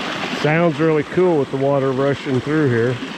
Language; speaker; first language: English; native; English